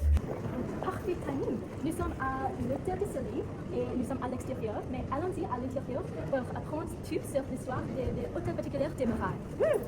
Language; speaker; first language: French; non-native, learner; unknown